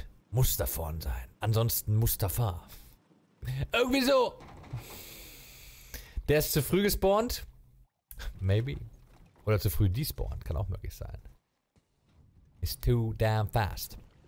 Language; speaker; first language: German; native; German